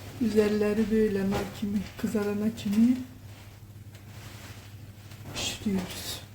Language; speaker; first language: Turkish; early bilingual, heritage; Turkish